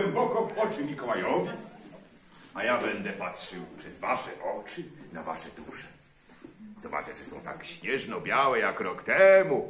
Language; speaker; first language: Polish; native; Polish